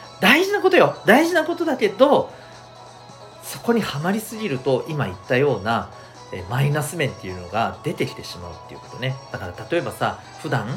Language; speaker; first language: Japanese; native; Japanese